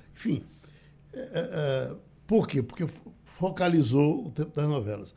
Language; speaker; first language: Portuguese; native; Portuguese